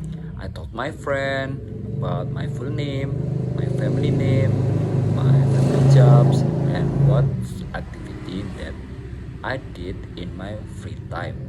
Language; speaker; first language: English; non-native, learner; Indonesian